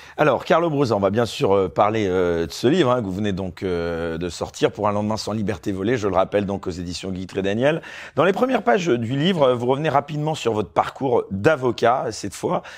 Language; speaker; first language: French; native; French